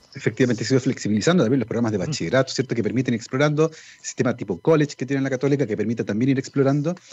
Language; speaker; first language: Spanish; native; Spanish